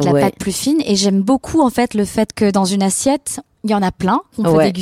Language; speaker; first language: French; native; French